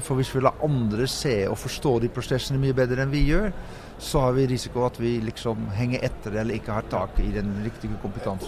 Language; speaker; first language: Norwegian; non-native, fluent; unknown